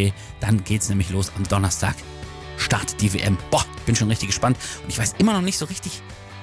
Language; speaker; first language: German; native; German